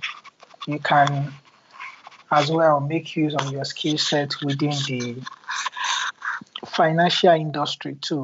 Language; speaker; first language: English; non-native, local second language; Yoruba